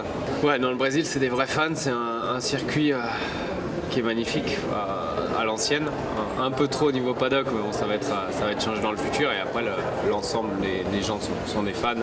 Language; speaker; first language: French; native; French